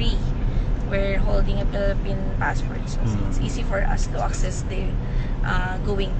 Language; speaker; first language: English; non-native, local second language; Filipino